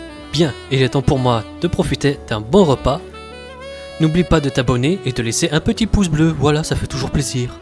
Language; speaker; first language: French; native; French